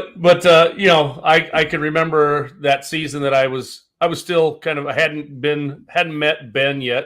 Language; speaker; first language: English; native; English